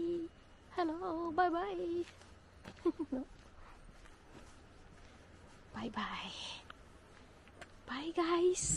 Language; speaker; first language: English; non-native, learner; Indonesian